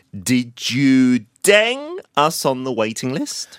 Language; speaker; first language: English; native; English